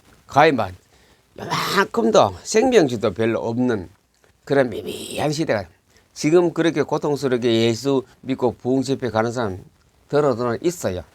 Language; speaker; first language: Korean; native; Korean